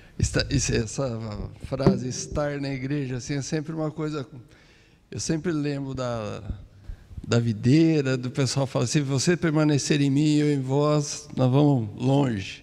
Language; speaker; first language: Portuguese; native; Portuguese